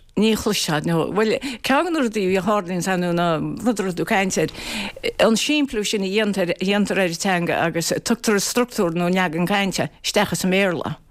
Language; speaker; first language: Irish; native; Irish